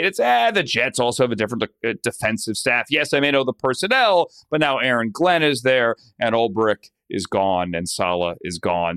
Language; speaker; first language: English; native; English